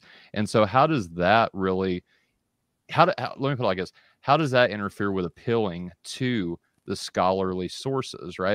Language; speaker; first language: English; native; English